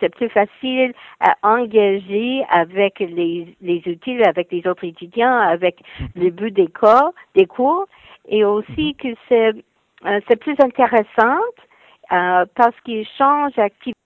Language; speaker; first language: French; non-native, fluent; English